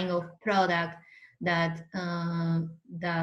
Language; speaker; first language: English; non-native, learner; Spanish